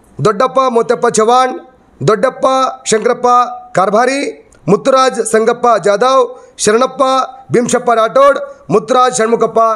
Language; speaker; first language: Kannada; non-native, local second language; Lambadi